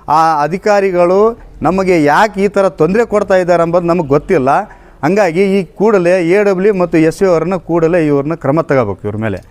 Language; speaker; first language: Kannada; native; Kannada